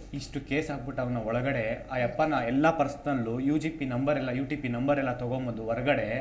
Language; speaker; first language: Kannada; native; Kannada